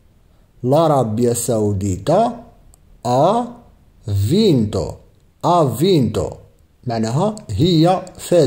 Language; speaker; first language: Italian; non-native, fluent; Arabic